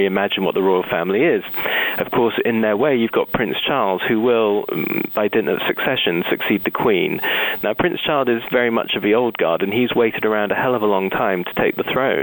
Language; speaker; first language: English; native; English